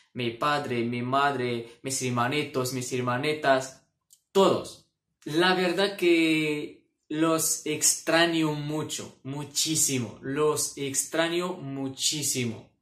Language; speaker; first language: Spanish; non-native, fluent; Arabic